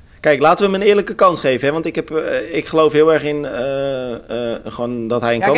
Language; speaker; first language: Dutch; native; Dutch